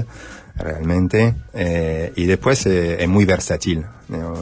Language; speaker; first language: Spanish; non-native, fluent; French